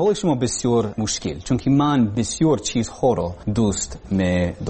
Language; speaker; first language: Persian; non-native, learner; English